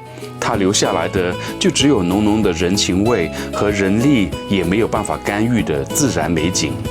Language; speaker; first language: Chinese; native; Chinese